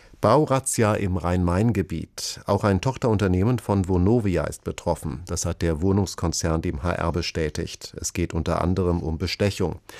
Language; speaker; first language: German; native; German